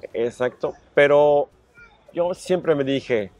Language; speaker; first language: Spanish; native; Spanish